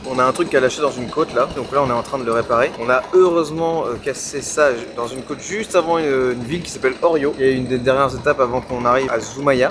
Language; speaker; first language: French; native; French